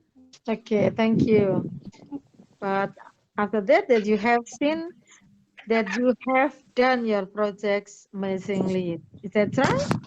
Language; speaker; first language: English; non-native, learner; Indonesian